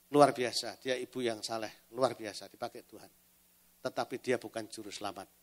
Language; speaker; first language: Indonesian; native; Indonesian